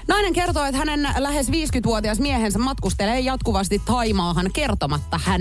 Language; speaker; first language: Finnish; native; Finnish